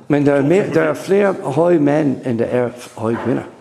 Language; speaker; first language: Danish; non-native, learner; English